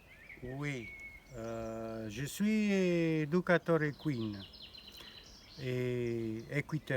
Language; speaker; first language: French; non-native, learner; Italian